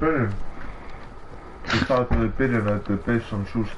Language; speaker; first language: Icelandic; early bilingual, heritage; Icelandic